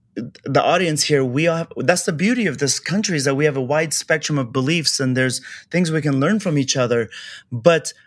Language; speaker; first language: English; early bilingual, other home language; Persian